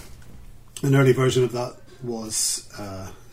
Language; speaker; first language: English; native; English